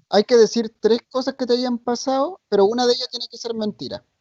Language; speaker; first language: Spanish; native; Spanish